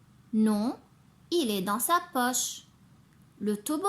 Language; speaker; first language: French; non-native, local second language; Arabic